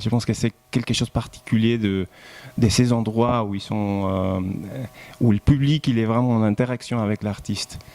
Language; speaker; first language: French; non-native, fluent; Spanish